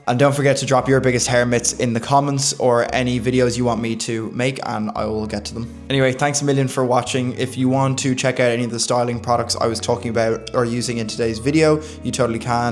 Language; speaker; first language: English; native; English